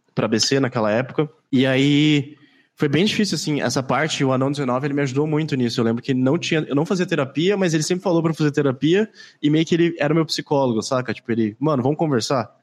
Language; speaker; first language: Portuguese; native; Portuguese